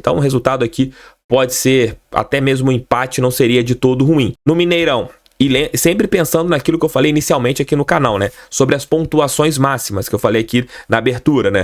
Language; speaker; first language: Portuguese; native; Portuguese